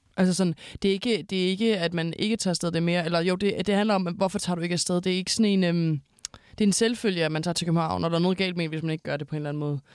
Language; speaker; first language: Danish; native; Danish